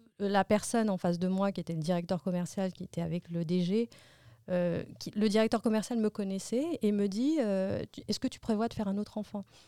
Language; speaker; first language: French; early bilingual, other home language; Arabic